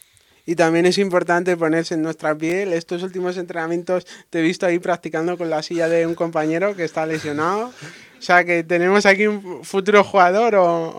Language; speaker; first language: Spanish; native; Spanish